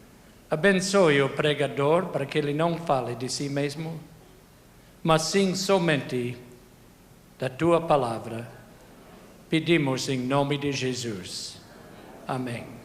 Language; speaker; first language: Portuguese; non-native, fluent; English